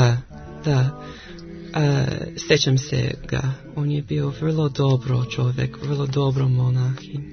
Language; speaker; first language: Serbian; non-native, learner; English